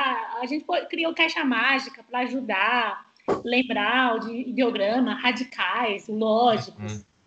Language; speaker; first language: Portuguese; non-native, fluent; Chinese